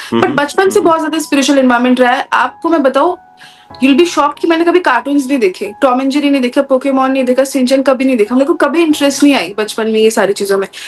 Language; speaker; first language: Hindi; non-native, local second language; Bangla